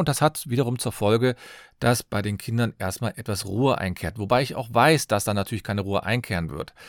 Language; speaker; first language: German; native; German